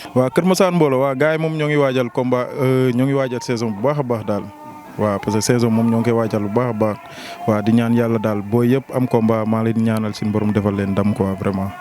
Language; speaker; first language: Wolof; non-native, local second language; Jola-Fonyi